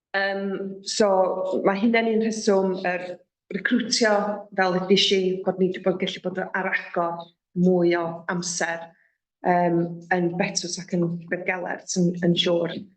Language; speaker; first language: Welsh; native; Welsh